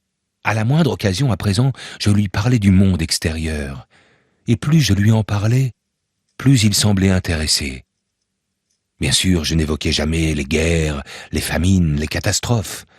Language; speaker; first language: French; native; French